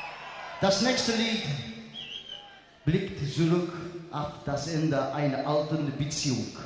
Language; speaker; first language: German; non-native, learner; English